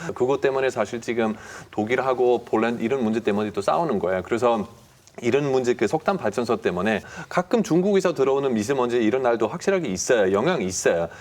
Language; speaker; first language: Korean; non-native, fluent; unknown